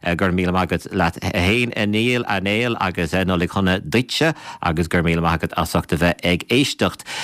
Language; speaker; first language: Irish; native; Irish